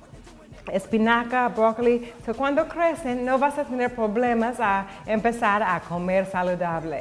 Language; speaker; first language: Spanish; non-native, learner; English